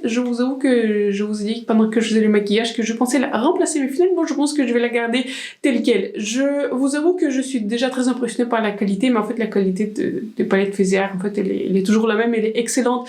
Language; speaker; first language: French; native; French